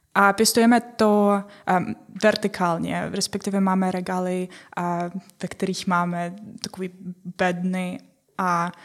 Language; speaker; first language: Czech; non-native, fluent; Ukrainian